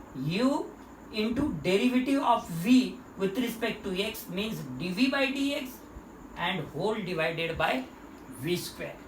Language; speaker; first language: English; non-native, local second language; Marathi